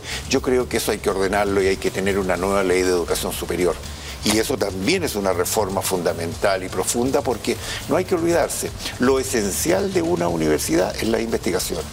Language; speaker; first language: Spanish; native; Spanish